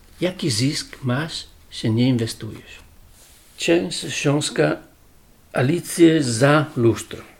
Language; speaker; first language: Polish; non-native, learner; Italian